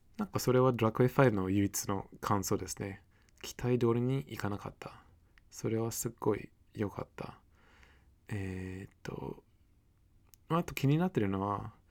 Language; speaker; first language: Japanese; non-native, fluent; English